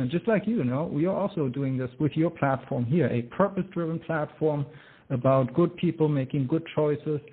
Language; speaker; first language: English; non-native, fluent; German